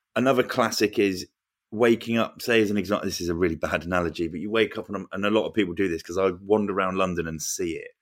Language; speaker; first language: English; native; English